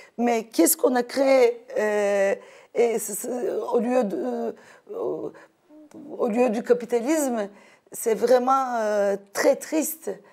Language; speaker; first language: French; non-native, fluent; Turkish